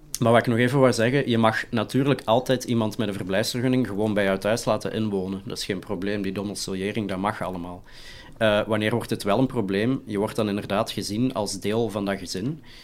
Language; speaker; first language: Dutch; native; Dutch